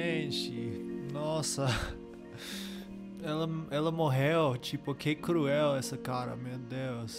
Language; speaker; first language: Portuguese; non-native, fluent; English